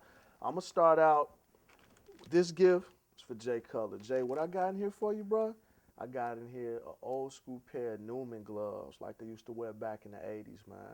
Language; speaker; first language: English; native; English